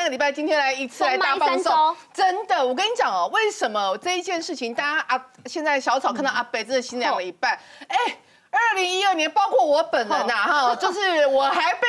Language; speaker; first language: Chinese; native; Chinese